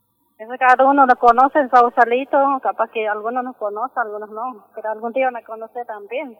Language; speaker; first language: Spanish; non-native, local second language; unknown